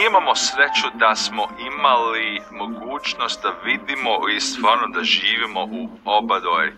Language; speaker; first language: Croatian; early bilingual, heritage; Croatian